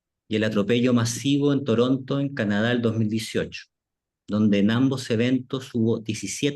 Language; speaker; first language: Spanish; native; Spanish